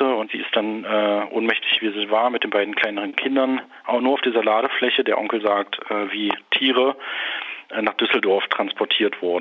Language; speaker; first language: German; native; German